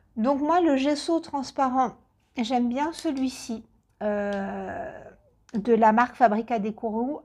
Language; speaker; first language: French; native; French